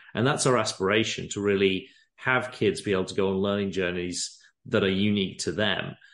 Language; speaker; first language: English; native; English